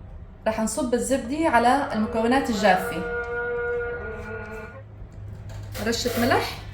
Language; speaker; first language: Arabic; native; Arabic